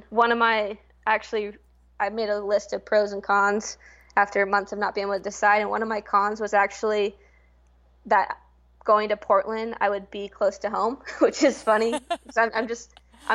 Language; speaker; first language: English; native; English